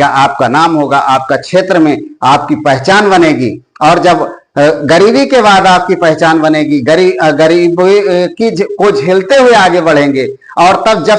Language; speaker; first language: Hindi; native; Hindi